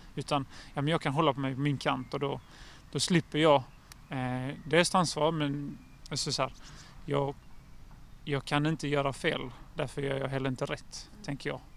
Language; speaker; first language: Swedish; native; Swedish